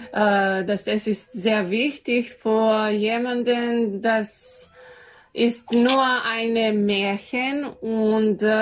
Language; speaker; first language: German; non-native, learner; Serbian